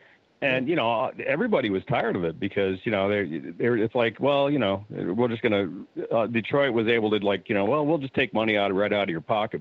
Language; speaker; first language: English; native; English